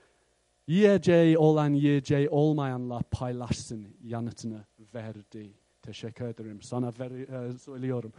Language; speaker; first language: Turkish; non-native, fluent; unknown